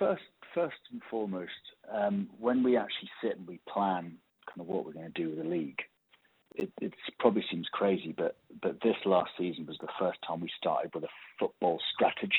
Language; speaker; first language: English; native; English